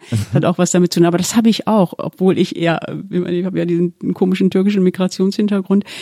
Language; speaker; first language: German; early bilingual, other home language; Turkish